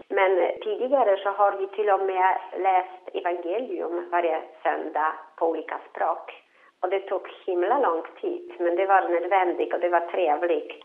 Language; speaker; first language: Swedish; non-native, fluent; Polish